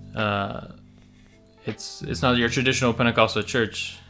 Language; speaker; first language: English; early bilingual, other home language; Russian